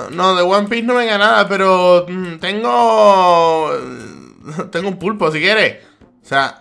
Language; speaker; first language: Spanish; native; Spanish